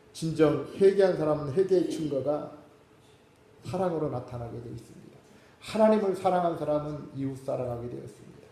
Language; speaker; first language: Korean; native; Korean